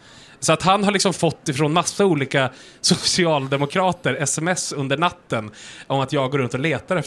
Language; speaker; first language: Swedish; native; Swedish